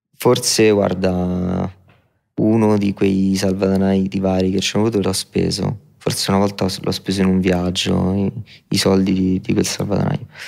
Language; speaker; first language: Italian; native; Italian